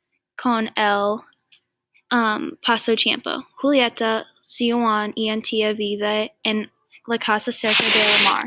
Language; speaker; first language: Spanish; non-native, learner; English